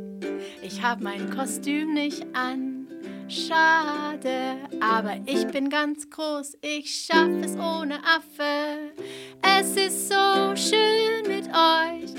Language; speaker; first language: German; non-native, fluent; English